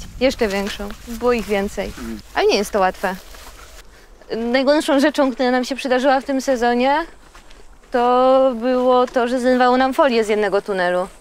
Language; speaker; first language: Polish; native; Polish